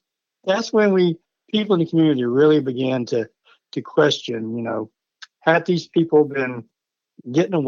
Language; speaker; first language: English; native; English